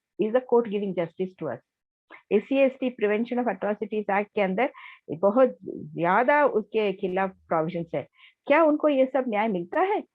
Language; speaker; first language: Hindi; non-native, local second language; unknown